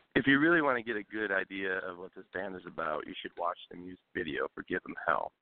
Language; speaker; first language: English; native; English